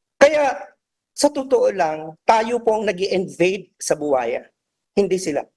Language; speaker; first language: Filipino; native; Filipino